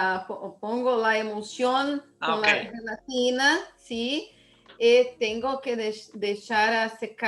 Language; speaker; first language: Spanish; non-native, learner; Portuguese